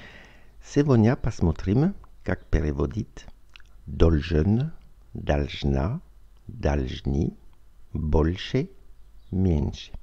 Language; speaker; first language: Russian; non-native, learner; French